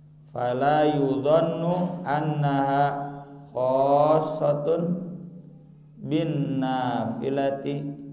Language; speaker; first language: Arabic; non-native, fluent; Sundanese